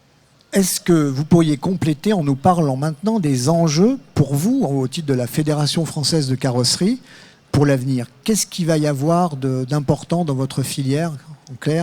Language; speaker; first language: French; native; French